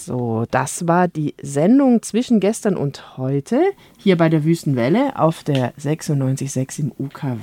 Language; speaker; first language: German; native; German